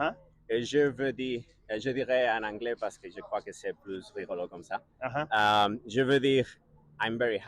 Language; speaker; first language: French; non-native, learner; Catalan